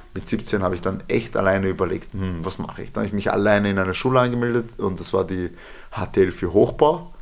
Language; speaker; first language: German; early bilingual, other home language; Serbian